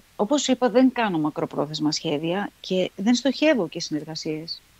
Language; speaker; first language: Greek; native; Greek